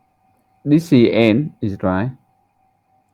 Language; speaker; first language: English; non-native, learner; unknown